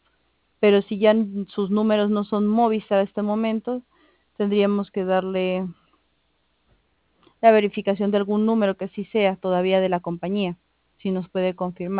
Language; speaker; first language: Spanish; native; Spanish